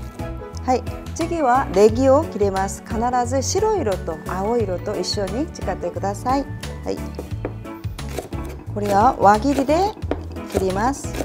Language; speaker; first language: Japanese; non-native, fluent; Korean